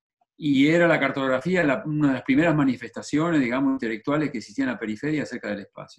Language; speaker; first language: Spanish; native; Spanish